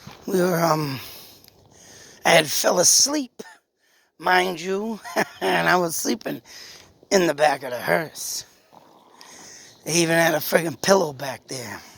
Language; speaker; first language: English; native; English